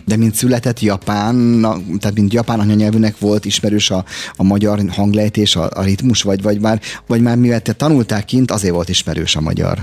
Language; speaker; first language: Hungarian; native; Hungarian